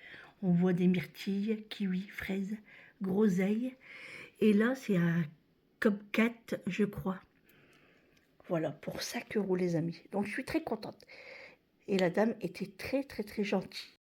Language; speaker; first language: French; native; French